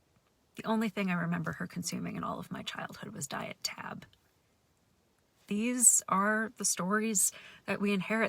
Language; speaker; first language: English; native; English